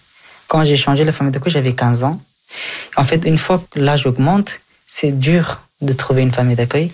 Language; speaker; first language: French; early bilingual, other home language; Hazaragi